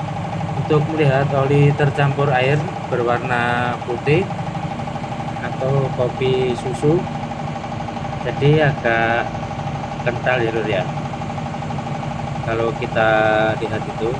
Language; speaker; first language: Indonesian; non-native, local second language; Javanese